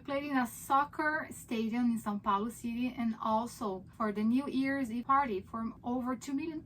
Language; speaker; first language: English; non-native, fluent; Portuguese